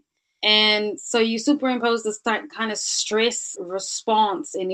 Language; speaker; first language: English; native; English